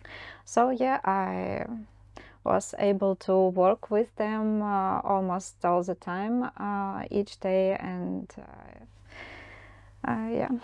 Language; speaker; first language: English; non-native, learner; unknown